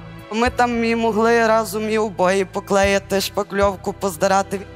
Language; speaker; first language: Ukrainian; native; Ukrainian